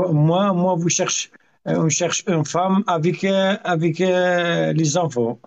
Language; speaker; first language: French; non-native, learner; Arabic